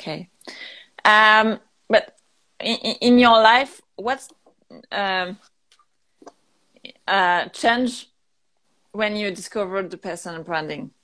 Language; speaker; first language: English; non-native, learner; French